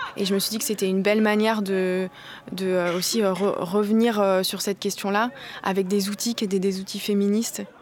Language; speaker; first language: French; native; French